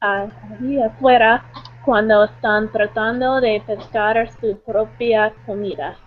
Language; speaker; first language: Spanish; non-native, learner; English